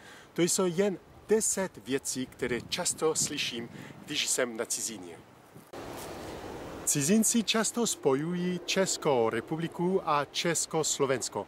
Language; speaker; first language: Czech; non-native, fluent; French